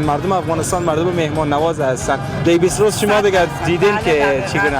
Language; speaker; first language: Persian; native; Persian